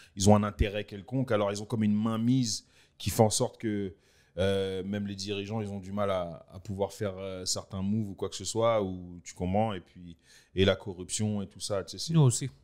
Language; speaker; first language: French; native; French